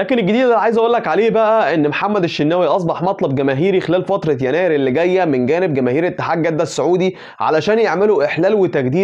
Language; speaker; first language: Arabic; native; Arabic